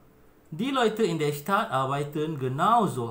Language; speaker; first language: German; non-native, learner; Malay